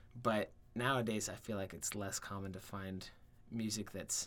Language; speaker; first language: English; native; English